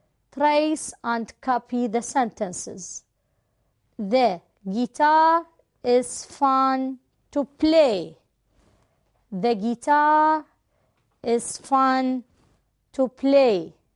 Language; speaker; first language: English; non-native, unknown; Arabic